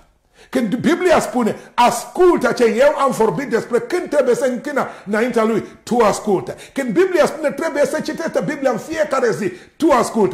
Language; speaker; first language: Romanian; non-native, learner; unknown